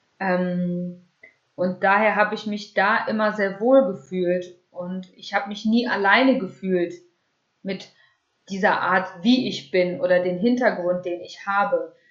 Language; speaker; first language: German; early bilingual, other home language; Russian